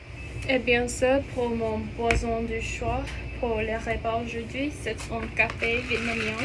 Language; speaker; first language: French; non-native, learner; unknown